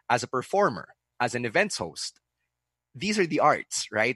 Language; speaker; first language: English; non-native, local second language; Filipino